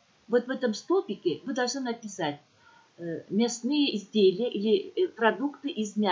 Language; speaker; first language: Russian; non-native, local second language; Kyrgyz